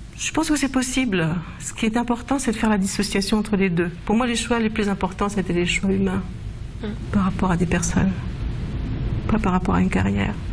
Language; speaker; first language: French; non-native, local second language; Swiss German